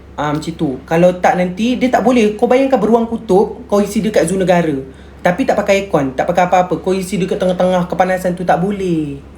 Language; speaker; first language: Malay; native; Malay